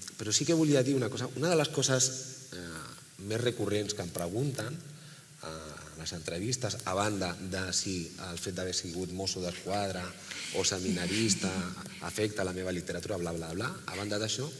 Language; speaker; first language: Catalan; non-native, local second language; Spanish